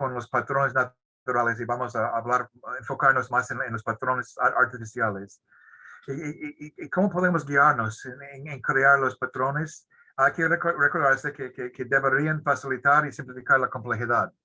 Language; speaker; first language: Spanish; non-native, fluent; English